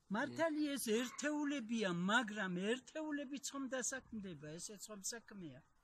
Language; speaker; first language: Georgian; non-native, local second language; Svan